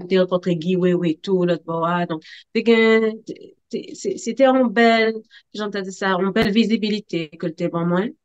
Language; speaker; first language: French; native; French